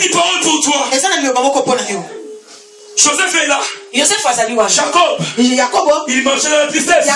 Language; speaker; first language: French; non-native, local second language; Lingala